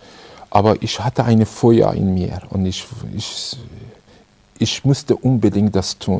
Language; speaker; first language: German; non-native, fluent; Persian